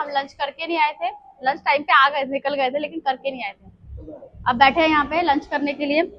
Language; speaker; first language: Hindi; non-native, local second language; Bangla